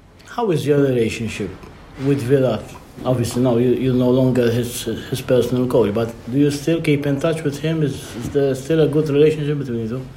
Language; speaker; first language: English; non-native, local second language; Maltese